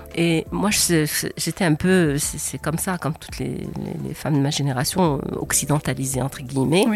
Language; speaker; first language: French; non-native, local second language; Arabic